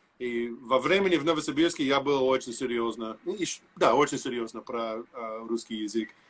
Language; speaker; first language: Russian; non-native, learner; English